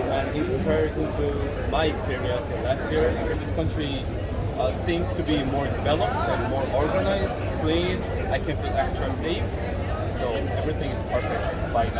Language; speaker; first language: English; non-native, learner; Korean